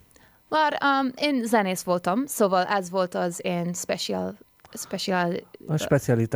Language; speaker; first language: Hungarian; early bilingual, heritage; Hungarian